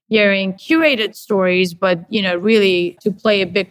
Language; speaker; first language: English; non-native, fluent; Persian